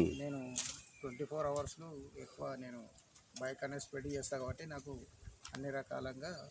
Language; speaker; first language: Telugu; native; Telugu